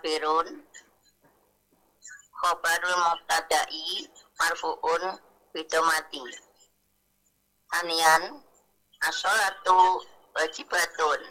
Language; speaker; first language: Arabic; non-native, learner; Indonesian